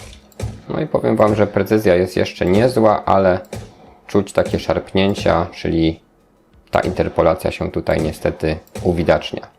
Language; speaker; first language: Polish; native; Polish